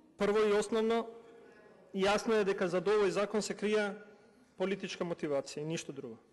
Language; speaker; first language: Macedonian; non-native, local second language; Albanian